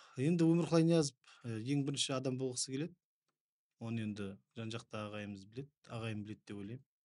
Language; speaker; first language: Kazakh; native; Kazakh